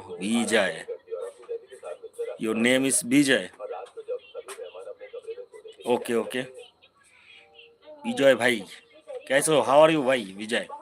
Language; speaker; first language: Hindi; non-native, local second language; Bangla